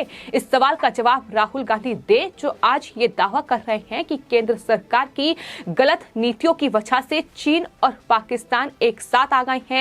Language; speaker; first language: Hindi; native; Hindi